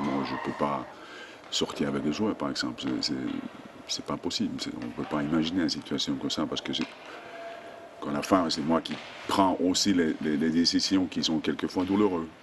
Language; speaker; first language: French; non-native, fluent; Finnish